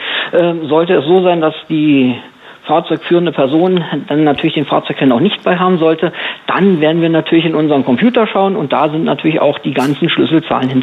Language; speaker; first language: German; native; German